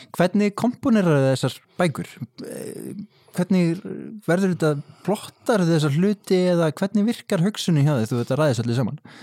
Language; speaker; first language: Icelandic; native; Icelandic